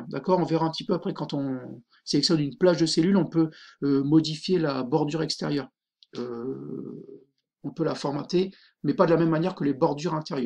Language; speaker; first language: French; native; French